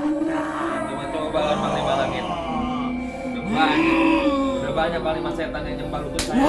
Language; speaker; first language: Indonesian; native; Indonesian